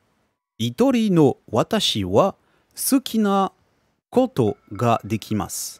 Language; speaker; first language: Japanese; non-native, learner; French